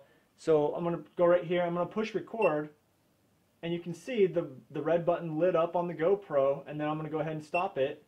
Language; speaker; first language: English; native; English